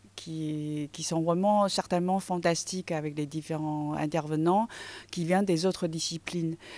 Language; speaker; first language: French; non-native, fluent; Chinese